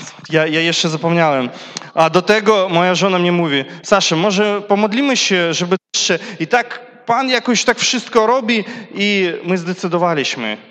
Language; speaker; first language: Polish; non-native, learner; Russian